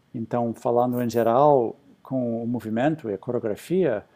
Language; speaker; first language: Portuguese; non-native, fluent; English